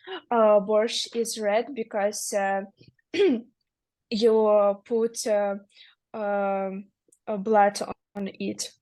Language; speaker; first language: English; non-native, learner; Russian